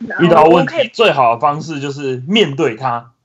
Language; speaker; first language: Chinese; native; Chinese